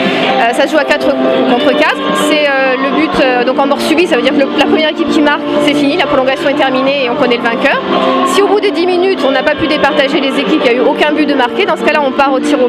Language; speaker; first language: French; native; French